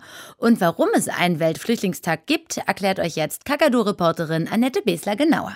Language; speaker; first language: German; native; German